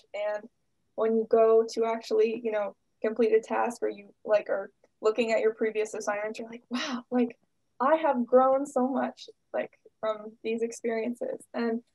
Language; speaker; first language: English; native; English